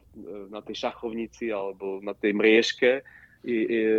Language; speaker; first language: Slovak; native; Slovak